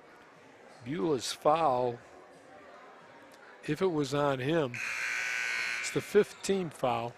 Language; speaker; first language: English; native; English